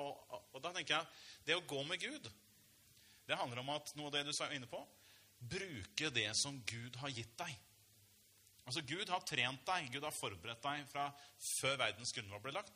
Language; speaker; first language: Norwegian; native; Norwegian